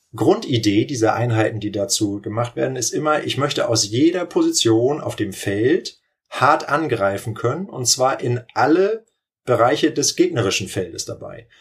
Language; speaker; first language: German; native; German